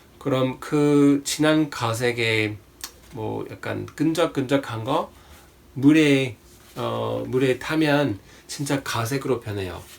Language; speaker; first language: Korean; non-native, fluent; English